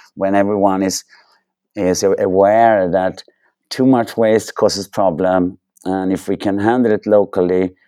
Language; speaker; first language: English; non-native, fluent; Swedish